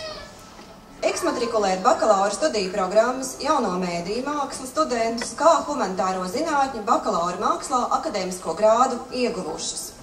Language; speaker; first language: Latvian; native; Latvian